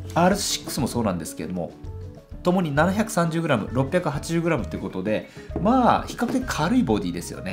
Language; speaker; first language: Japanese; native; Japanese